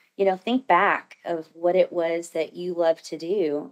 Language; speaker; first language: English; native; English